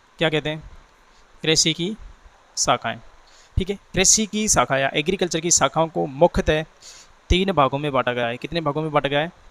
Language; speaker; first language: Hindi; native; Hindi